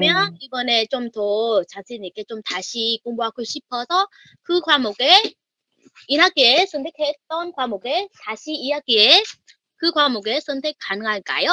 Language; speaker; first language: Korean; non-native, learner; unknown